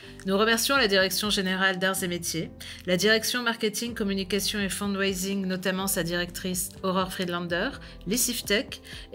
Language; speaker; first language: French; native; French